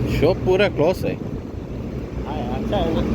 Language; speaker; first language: Hindi; non-native, local second language; Malayalam